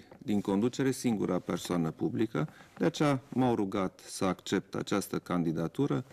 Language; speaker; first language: Romanian; non-native, local second language; German